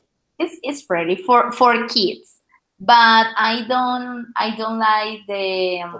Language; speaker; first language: English; non-native, learner; Spanish